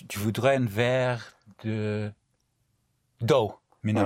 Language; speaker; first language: French; non-native, learner; English